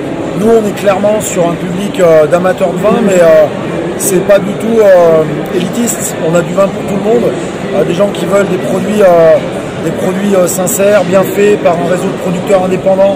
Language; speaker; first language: French; native; French